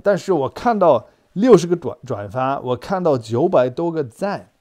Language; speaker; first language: Chinese; native; Chinese